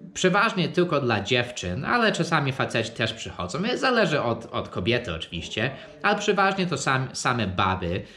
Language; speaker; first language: Polish; non-native, fluent; English